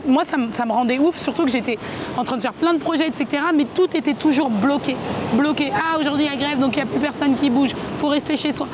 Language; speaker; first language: French; native; French